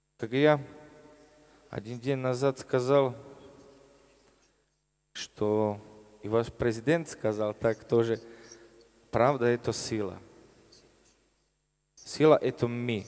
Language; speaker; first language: Russian; non-native, learner; Slovak